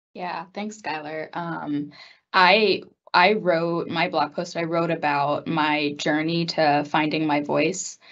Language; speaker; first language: English; native; English